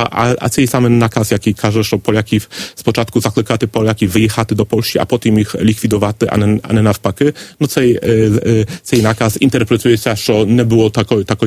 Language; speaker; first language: Polish; non-native, learner; Ukrainian